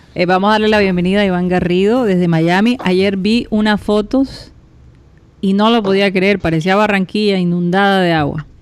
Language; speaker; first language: Spanish; native; Spanish